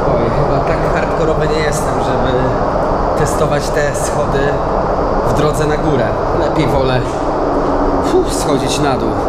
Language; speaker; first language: Polish; native; Polish